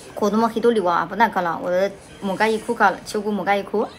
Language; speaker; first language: Japanese; non-native, learner; Chinese